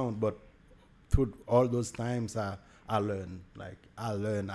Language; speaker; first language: English; non-native, fluent; Haitian Creole